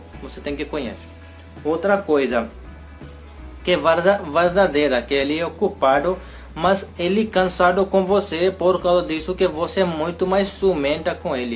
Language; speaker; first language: Portuguese; non-native, learner; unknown